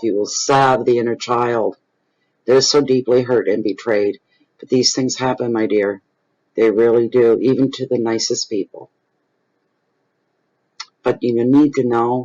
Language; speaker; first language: English; native; English